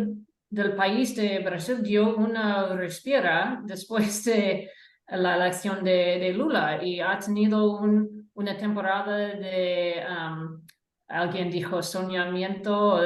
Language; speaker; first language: Spanish; non-native, fluent; English